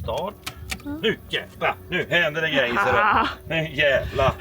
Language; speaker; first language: Swedish; native; Swedish